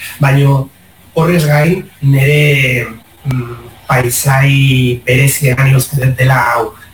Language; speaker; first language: Basque; non-native, local second language; Spanish